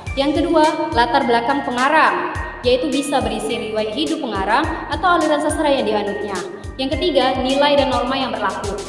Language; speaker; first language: Indonesian; native; Indonesian